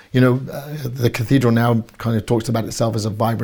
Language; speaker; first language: English; native; English